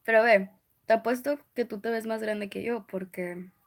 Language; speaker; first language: Spanish; early bilingual, other home language; English